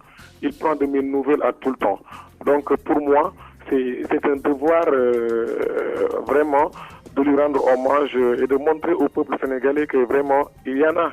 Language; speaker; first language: French; non-native, local second language; Wolof